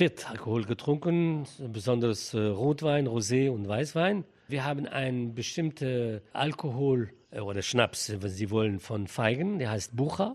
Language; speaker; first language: German; non-native, fluent; Arabic